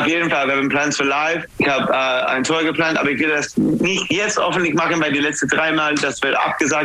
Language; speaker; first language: German; non-native, learner; English